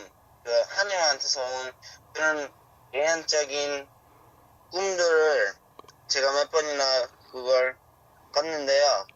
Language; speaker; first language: Korean; early bilingual, heritage; Korean